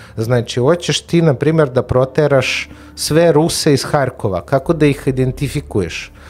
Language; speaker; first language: Serbian; non-native, fluent; Russian